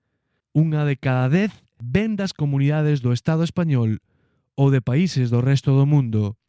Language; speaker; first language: Galician; native; Galician